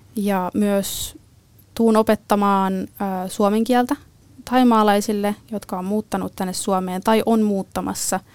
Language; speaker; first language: Finnish; native; Finnish